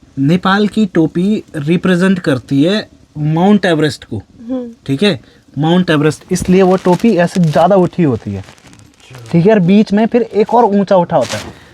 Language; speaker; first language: Hindi; native; Hindi